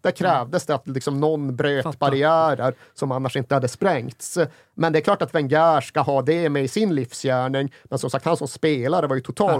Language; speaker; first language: Swedish; native; Swedish